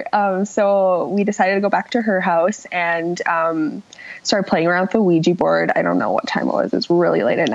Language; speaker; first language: English; native; English